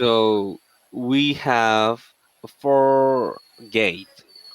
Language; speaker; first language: English; non-native, learner; Korean